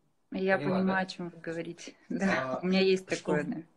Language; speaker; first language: Russian; native; Russian